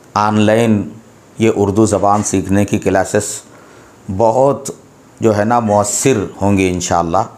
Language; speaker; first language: Urdu; native; Urdu